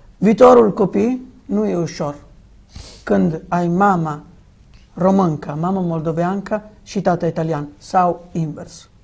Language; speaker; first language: Romanian; early bilingual, heritage; Romanian